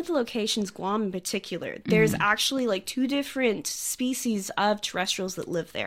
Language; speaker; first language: English; native; English